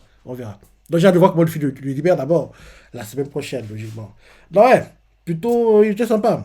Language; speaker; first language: French; native; French